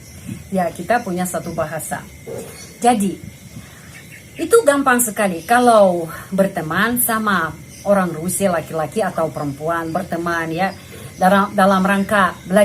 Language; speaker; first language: Indonesian; non-native, fluent; Russian